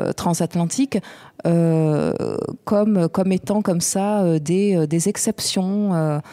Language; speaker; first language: French; native; French